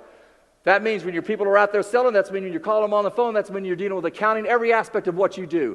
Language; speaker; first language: English; native; English